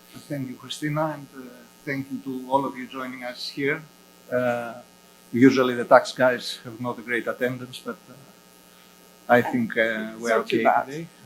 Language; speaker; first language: English; non-native, fluent; Greek